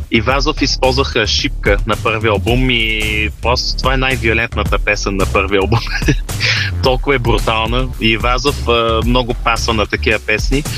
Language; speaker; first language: Bulgarian; early bilingual, heritage; Bulgarian